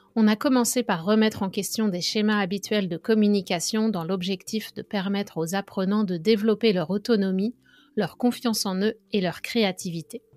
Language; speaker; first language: French; native; French